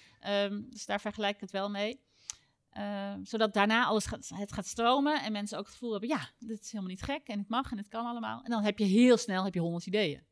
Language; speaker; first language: Dutch; native; Dutch